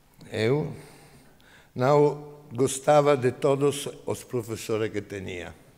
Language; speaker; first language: Portuguese; non-native, learner; Italian